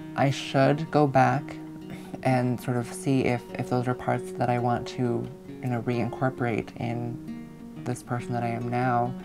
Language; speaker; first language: English; native; English